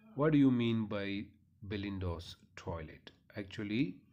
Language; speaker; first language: English; non-native, local second language; Kannada